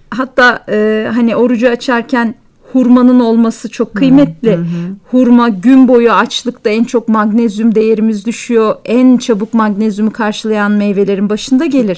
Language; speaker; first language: Turkish; native; Turkish